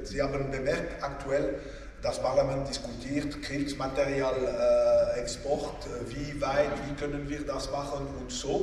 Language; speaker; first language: German; non-native, local second language; French